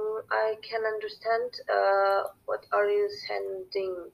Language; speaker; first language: English; non-native, learner; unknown